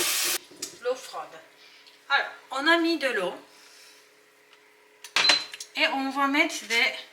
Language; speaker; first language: French; non-native, learner; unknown